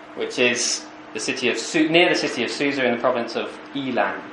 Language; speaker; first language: English; native; English